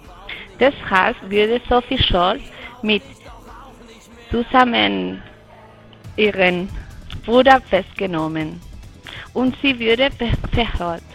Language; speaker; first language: German; non-native, learner; Spanish